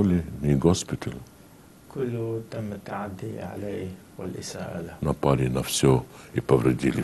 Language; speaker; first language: Russian; non-native, fluent; Arabic